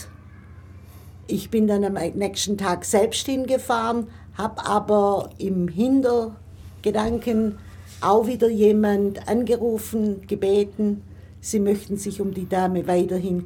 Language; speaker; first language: German; native; German